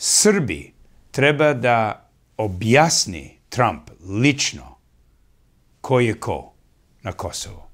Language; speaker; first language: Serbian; early bilingual, heritage; English